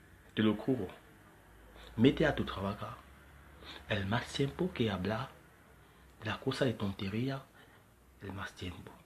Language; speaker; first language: Spanish; non-native, learner; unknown